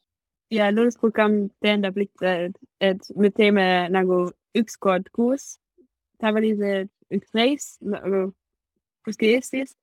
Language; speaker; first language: Estonian; non-native, learner; German